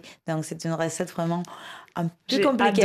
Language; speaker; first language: French; non-native, fluent; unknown